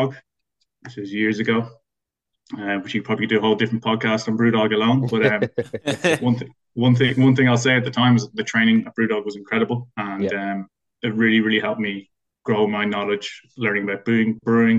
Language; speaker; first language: English; native; English